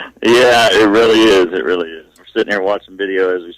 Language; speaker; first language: English; native; English